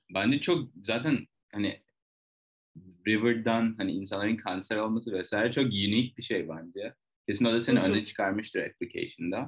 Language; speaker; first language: Turkish; native; Turkish